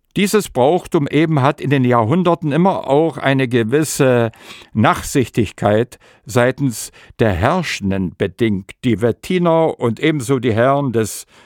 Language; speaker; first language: German; non-native, local second language; Upper Sorbian